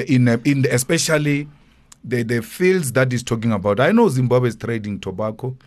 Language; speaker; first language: English; non-native, local second language; Northern Sotho